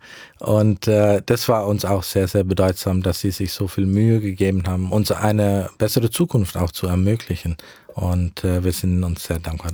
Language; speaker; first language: German; early bilingual, heritage; German